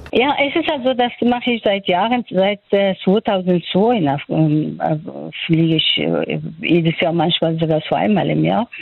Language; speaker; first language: German; non-native, fluent; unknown